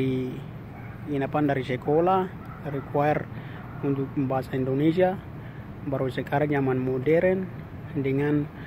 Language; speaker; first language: Indonesian; non-native, local second language; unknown